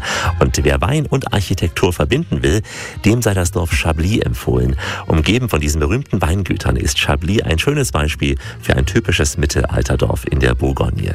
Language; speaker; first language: German; native; German